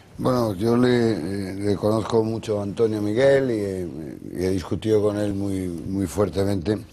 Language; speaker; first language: Spanish; non-native, local second language; Galician